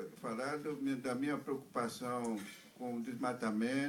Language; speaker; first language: Portuguese; non-native, local second language; Kayapó